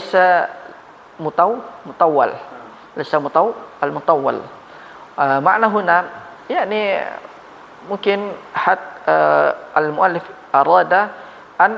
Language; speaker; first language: Arabic; non-native, fluent; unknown